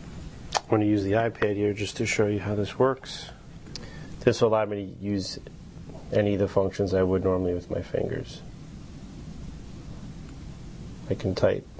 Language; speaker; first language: English; native; English